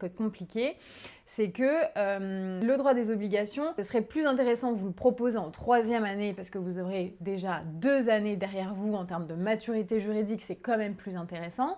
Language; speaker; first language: French; native; French